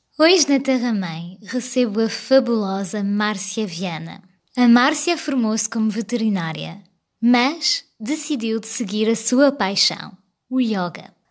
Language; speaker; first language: Portuguese; early bilingual, heritage; French